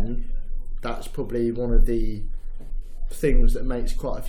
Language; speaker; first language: English; native; English